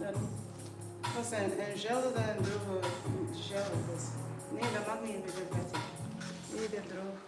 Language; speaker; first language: Dutch; non-native, learner; English